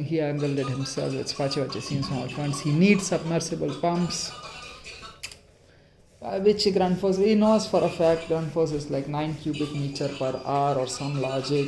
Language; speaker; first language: English; non-native, local second language; Hindi